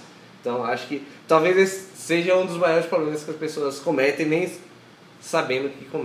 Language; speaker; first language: Portuguese; native; Portuguese